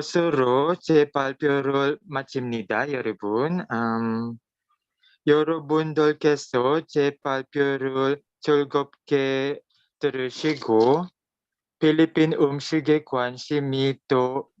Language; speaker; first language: Korean; non-native, learner; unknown